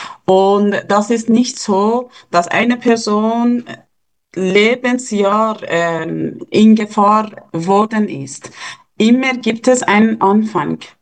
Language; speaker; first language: German; non-native, fluent; Persian